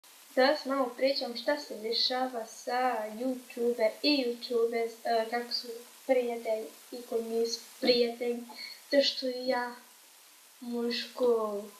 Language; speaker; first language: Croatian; early bilingual, heritage; Croatian